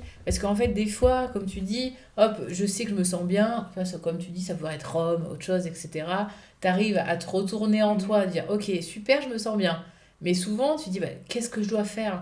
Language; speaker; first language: French; native; French